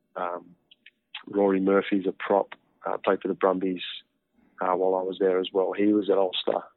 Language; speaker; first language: English; native; English